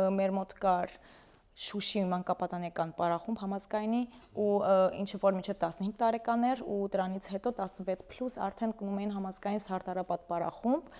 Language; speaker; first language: Armenian; early bilingual, heritage; Armenian